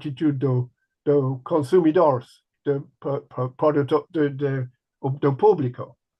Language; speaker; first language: Spanish; non-native, learner; English